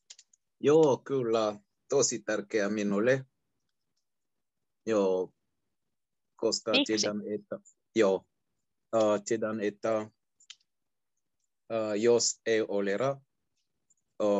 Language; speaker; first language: Finnish; non-native, learner; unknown